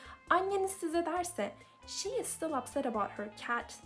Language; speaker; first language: English; non-native, fluent; Turkish